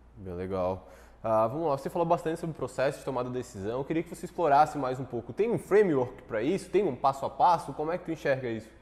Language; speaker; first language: Portuguese; native; Portuguese